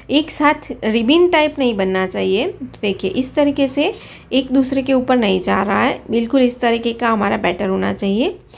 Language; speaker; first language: Hindi; non-native, local second language; Gujarati